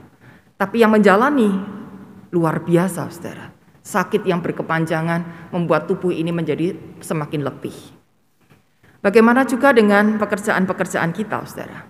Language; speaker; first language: Indonesian; native; Indonesian